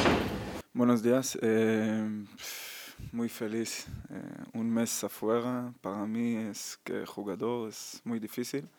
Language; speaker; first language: Spanish; non-native, learner; Hebrew